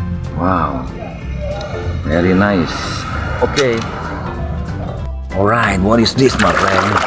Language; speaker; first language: English; non-native, learner; Indonesian